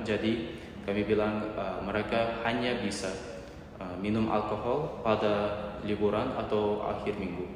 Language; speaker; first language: Indonesian; non-native, learner; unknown